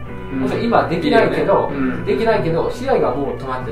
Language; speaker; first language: Japanese; non-native, fluent; English